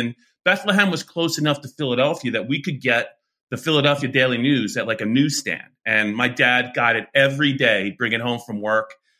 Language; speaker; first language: English; native; English